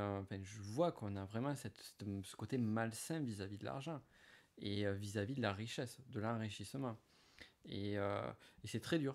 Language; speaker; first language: French; native; French